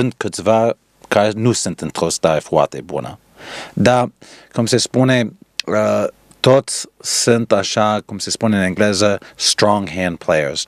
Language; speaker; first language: Romanian; early bilingual, heritage; Romanian